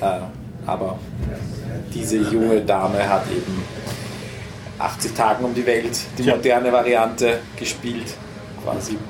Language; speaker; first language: German; native; German